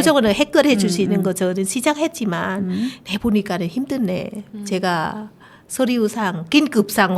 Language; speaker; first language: Korean; non-native, learner; Vietnamese